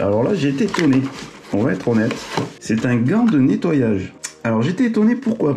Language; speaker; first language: French; native; French